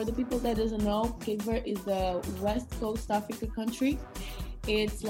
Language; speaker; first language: English; non-native, learner; Kabuverdianu